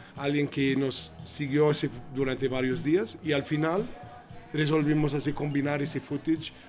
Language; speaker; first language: Spanish; non-native, fluent; English